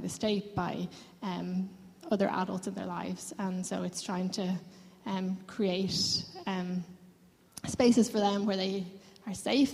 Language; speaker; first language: English; native; English